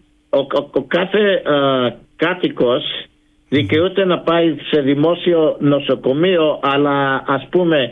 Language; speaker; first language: Greek; early bilingual, heritage; Greek